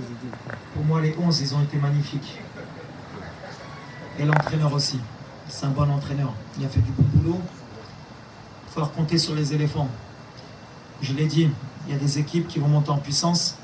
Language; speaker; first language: French; native; French